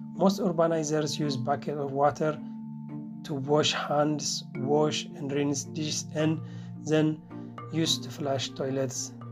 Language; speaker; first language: English; non-native, fluent; Tigrinya